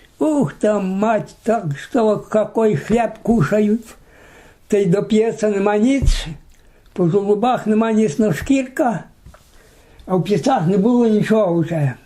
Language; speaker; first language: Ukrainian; native; Ukrainian